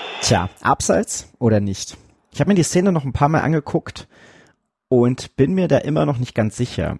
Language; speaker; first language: German; native; German